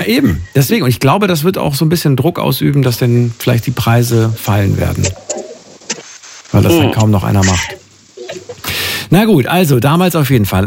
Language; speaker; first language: German; native; German